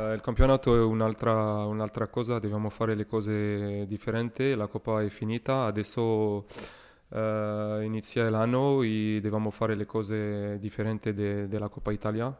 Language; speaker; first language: Italian; non-native, learner; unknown